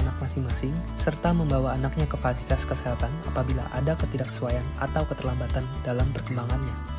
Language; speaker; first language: Indonesian; native; Indonesian